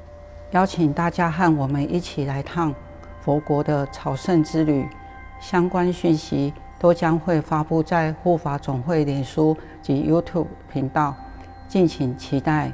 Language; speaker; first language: Chinese; native; Chinese